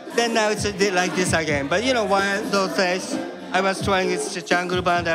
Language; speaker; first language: English; non-native, learner; Japanese